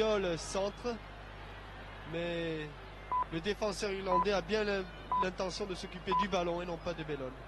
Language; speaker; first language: French; native; French